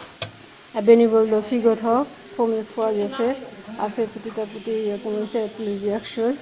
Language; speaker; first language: French; non-native, learner; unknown